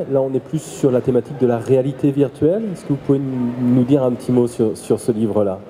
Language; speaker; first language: French; native; French